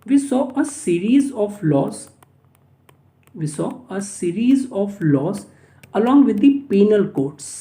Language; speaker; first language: English; non-native, local second language; Hindi